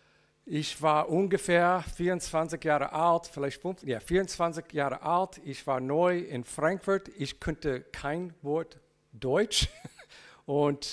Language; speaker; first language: German; non-native, learner; English